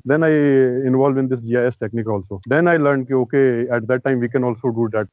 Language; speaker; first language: English; non-native, local second language; Hindi